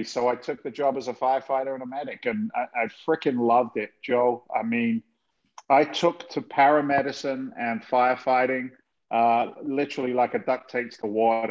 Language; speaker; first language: English; native; English